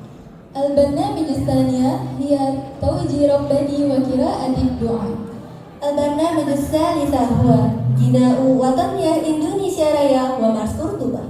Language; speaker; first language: Arabic; non-native, learner; Indonesian